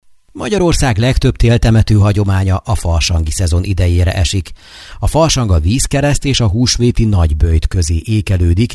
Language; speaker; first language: Hungarian; native; Hungarian